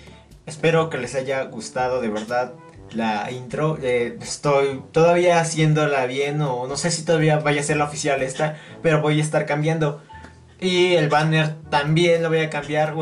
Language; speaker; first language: Spanish; native; Spanish